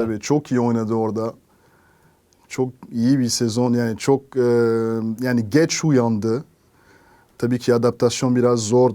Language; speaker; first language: Turkish; non-native, fluent; French